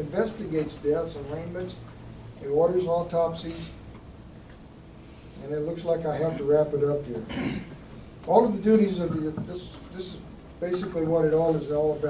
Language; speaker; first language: English; native; English